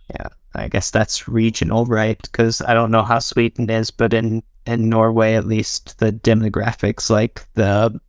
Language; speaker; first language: English; native; English